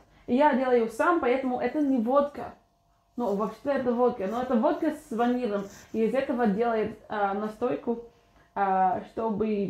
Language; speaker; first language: Russian; non-native, fluent; English